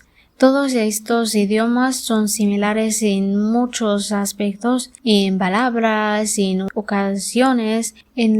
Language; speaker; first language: Spanish; non-native, learner; Arabic